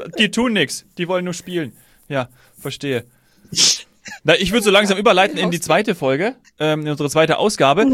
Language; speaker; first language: German; native; German